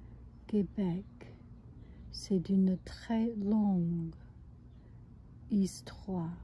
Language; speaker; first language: French; non-native, fluent; Chinese